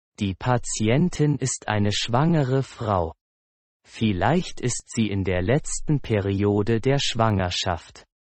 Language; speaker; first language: German; non-native, fluent; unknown